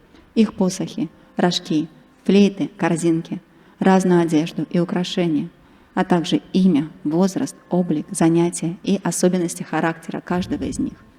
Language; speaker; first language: Russian; native; Russian